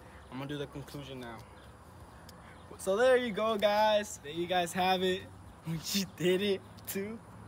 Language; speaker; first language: English; early bilingual, other home language; Spanish